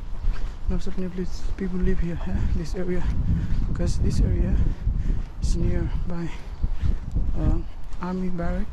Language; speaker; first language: English; non-native, learner; Nepali